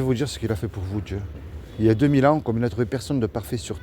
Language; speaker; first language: French; native; French